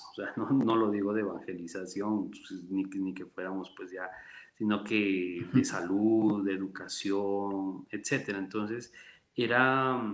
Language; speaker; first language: Spanish; native; Spanish